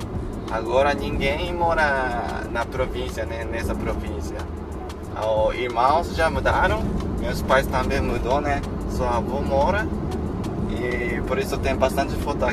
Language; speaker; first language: Portuguese; non-native, learner; Japanese